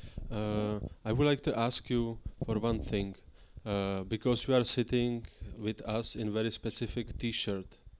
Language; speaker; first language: English; non-native, fluent; Czech